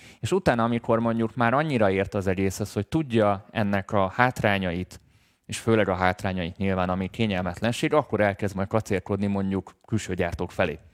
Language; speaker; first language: Hungarian; native; Hungarian